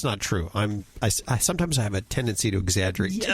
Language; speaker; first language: English; native; English